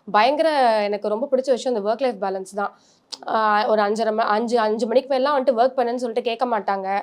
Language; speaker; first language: Tamil; native; Tamil